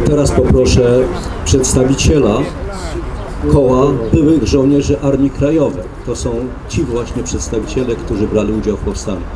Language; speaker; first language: Polish; native; Polish